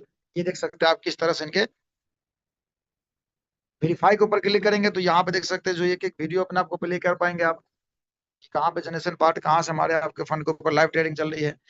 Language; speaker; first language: Hindi; native; Hindi